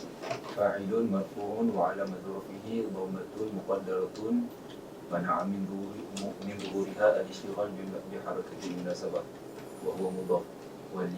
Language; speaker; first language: Arabic; non-native, learner; Malay